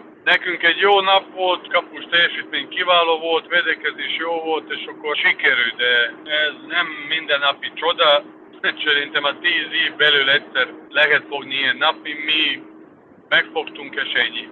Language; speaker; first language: Hungarian; non-native, fluent; Serbian